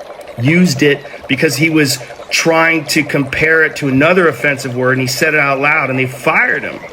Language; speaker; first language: English; native; English